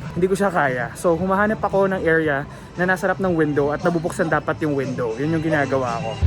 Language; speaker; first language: Filipino; native; Filipino